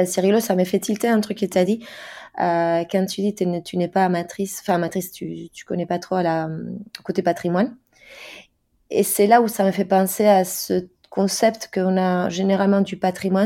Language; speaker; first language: French; non-native, fluent; Spanish